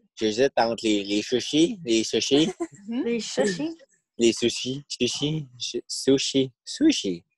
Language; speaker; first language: French; native; French